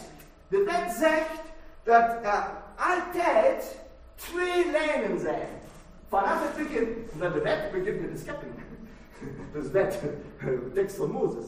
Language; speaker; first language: Dutch; non-native, fluent; German